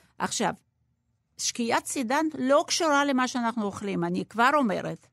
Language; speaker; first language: Hebrew; non-native, fluent; Russian